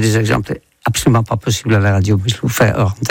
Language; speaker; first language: French; non-native, fluent; Dutch